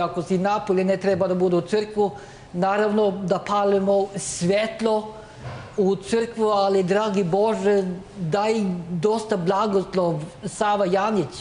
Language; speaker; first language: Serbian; non-native, learner; Norwegian